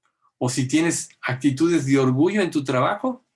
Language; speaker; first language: Spanish; native; Spanish